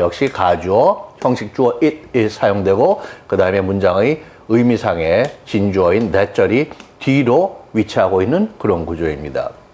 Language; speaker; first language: Korean; native; Korean